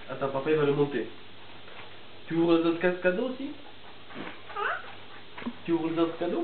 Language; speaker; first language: French; native; French